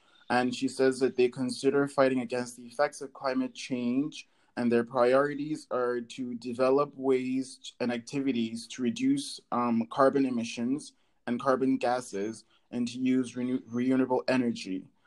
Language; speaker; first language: English; native; English